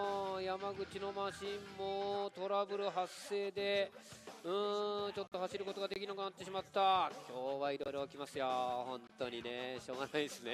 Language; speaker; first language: Japanese; native; Japanese